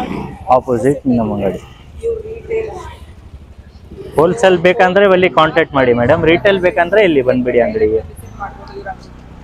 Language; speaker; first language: Kannada; non-native, local second language; Urdu